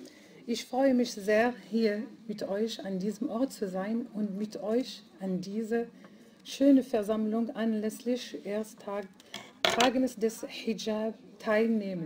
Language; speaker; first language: German; non-native, fluent; Arabic